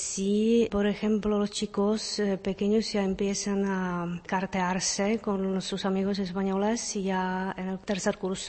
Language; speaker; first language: Spanish; non-native, fluent; Czech